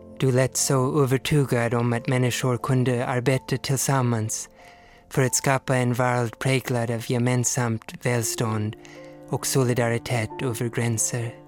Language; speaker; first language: Swedish; non-native, fluent; English